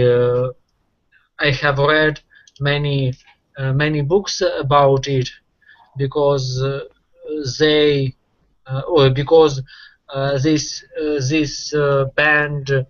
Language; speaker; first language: English; non-native, learner; Russian